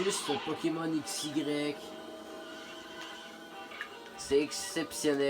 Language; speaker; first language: French; native; French